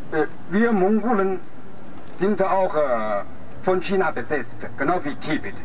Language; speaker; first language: German; non-native, learner; Mongolian